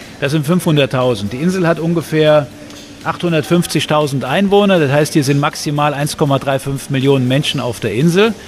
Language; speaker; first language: German; native; German